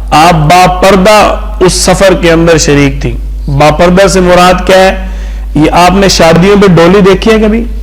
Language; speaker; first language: Urdu; non-native, local second language; Punjabi